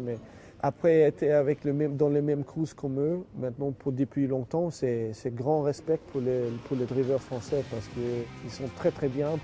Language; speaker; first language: French; non-native, fluent; Swedish